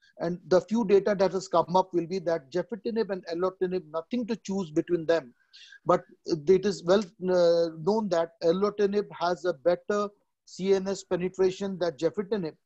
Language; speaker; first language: English; non-native, local second language; Odia